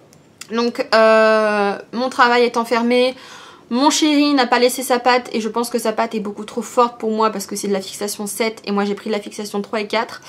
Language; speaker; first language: French; native; French